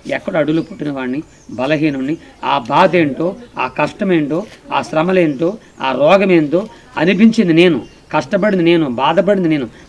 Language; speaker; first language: Telugu; non-native, local second language; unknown